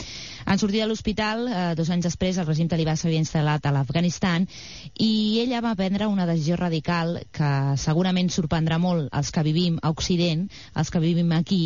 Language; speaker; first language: Catalan; native; Catalan